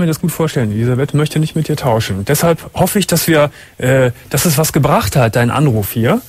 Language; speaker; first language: German; native; German